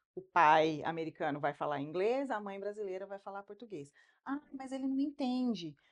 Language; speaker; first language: Portuguese; native; Portuguese